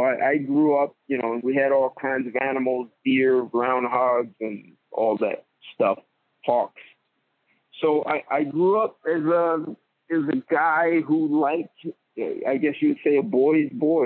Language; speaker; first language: English; native; English